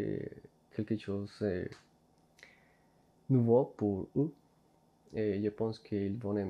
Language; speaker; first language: French; non-native, fluent; Spanish